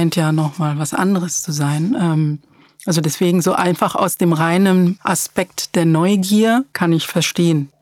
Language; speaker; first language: German; early bilingual, other home language; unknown